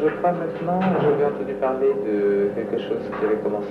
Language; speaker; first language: French; non-native, fluent; English